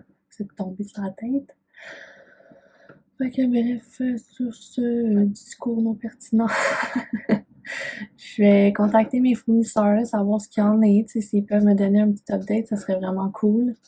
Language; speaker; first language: French; native; French